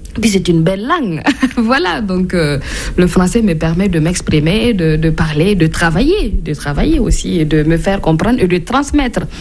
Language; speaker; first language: French; non-native, local second language; Mossi